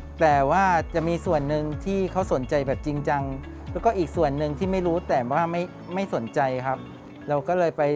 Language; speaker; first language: Thai; native; Thai